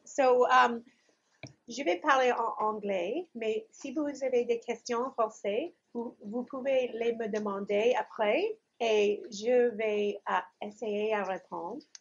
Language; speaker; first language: French; non-native, learner; English